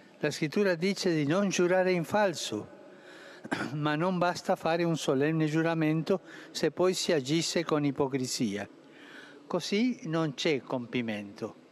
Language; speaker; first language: Italian; native; Italian